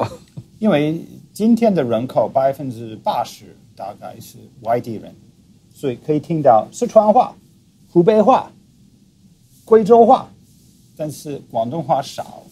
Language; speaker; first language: Chinese; non-native, fluent; English